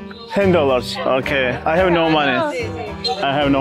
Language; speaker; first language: English; non-native, learner; Georgian